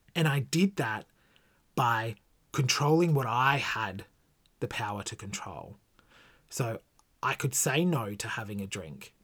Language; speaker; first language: English; native; English